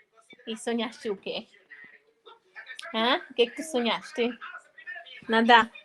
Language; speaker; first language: Portuguese; non-native, local second language; Tetum